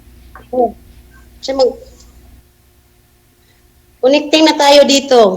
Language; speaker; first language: Filipino; non-native, local second language; Cebuano